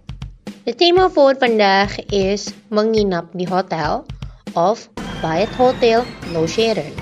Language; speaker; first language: Dutch; non-native, learner; Indonesian